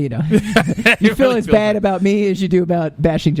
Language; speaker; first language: English; native; English